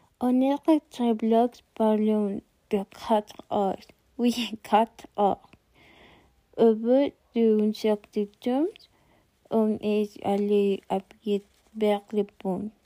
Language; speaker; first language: French; non-native, learner; Spanish